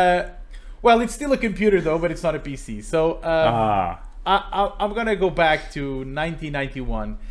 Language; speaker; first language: English; non-native, fluent; Portuguese